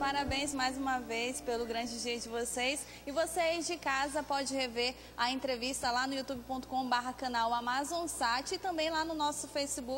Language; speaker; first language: Portuguese; native; Portuguese